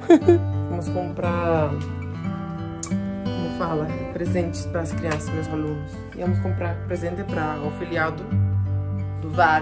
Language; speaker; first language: Portuguese; non-native, fluent; Spanish